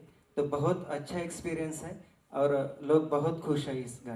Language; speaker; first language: Hindi; non-native, local second language; Marathi